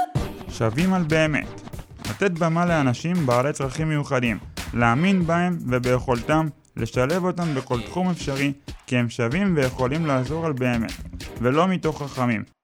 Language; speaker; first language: Hebrew; native; Hebrew